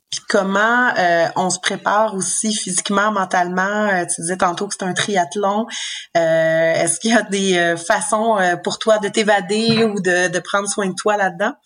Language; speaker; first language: French; native; French